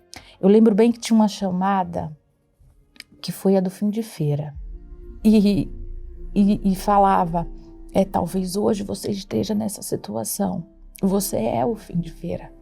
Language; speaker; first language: Portuguese; native; Portuguese